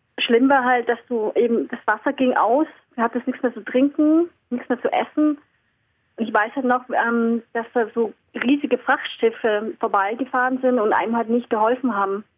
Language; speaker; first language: German; early bilingual, other home language; Vietnamese